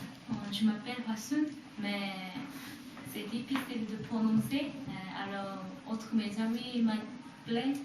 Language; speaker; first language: French; non-native, learner; Korean